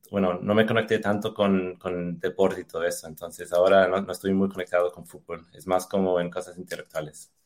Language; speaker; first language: Spanish; early bilingual, heritage; English